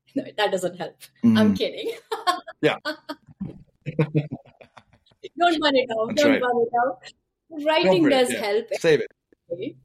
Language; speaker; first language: English; non-native, local second language; Hindi